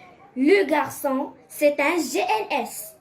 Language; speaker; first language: French; non-native, local second language; Arabic